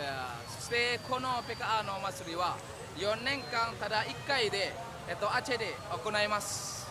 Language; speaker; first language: Japanese; non-native, learner; Indonesian